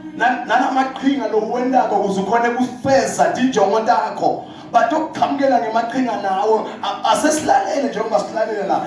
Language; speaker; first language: Zulu; non-native, local second language; Swati